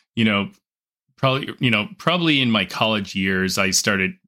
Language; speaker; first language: English; native; English